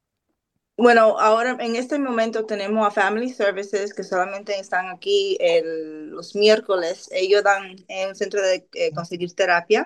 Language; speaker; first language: Spanish; early bilingual, other home language; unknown